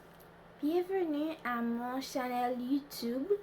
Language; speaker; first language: French; non-native, learner; Haitian Creole